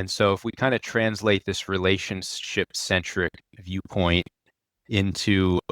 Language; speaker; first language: English; native; English